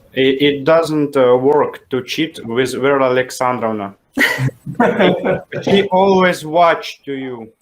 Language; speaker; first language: English; non-native, learner; Ukrainian